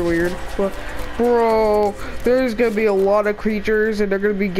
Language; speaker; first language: English; native; English